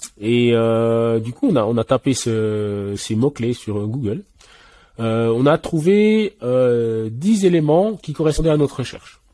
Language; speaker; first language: French; early bilingual, other home language; Haitian Creole